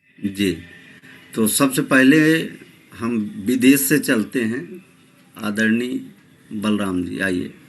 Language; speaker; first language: Hindi; native; Hindi